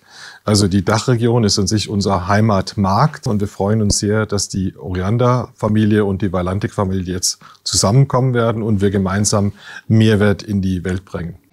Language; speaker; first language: German; native; German